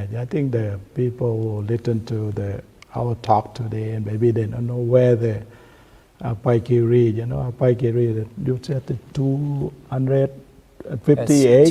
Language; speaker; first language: English; non-native, learner; Thai